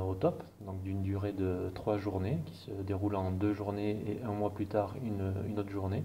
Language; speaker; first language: French; native; French